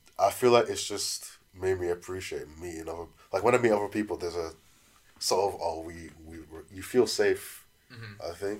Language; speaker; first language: English; native; English